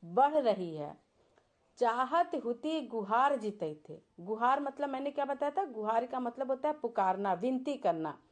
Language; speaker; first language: Hindi; native; Hindi